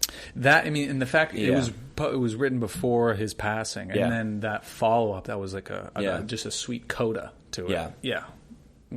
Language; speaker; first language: English; native; English